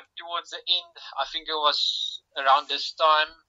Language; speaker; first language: English; non-native, local second language; Afrikaans